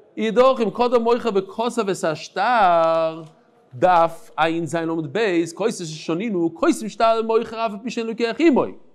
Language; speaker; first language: Hebrew; non-native, fluent; English